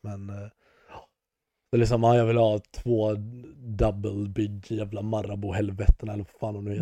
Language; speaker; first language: Swedish; native; Swedish